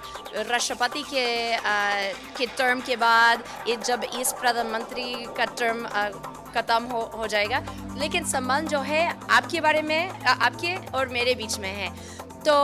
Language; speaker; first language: Hindi; non-native, fluent; English